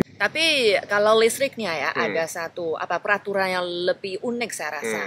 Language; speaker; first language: Indonesian; non-native, fluent; Chinese